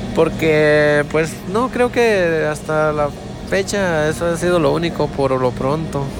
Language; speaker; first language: Spanish; native; Spanish